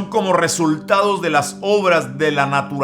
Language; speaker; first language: Spanish; native; Spanish